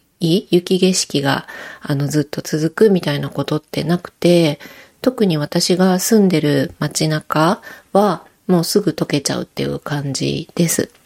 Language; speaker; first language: Japanese; native; Japanese